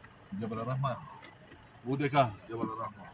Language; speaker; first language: Hindi; non-native, learner; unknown